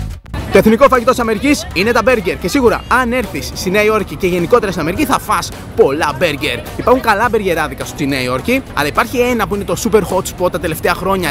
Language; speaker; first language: Greek; native; Greek